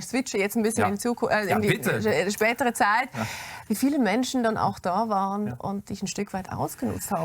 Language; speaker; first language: German; native; German